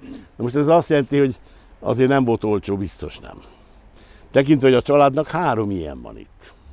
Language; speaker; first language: Hungarian; native; Hungarian